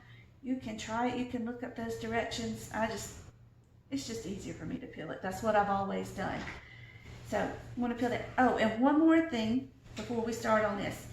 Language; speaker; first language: English; native; English